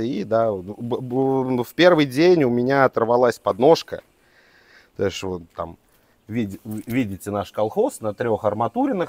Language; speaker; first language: Russian; native; Russian